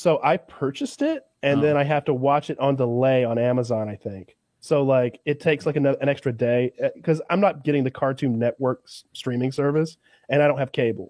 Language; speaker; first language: English; native; English